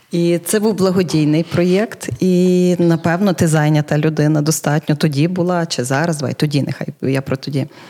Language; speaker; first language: Ukrainian; native; Ukrainian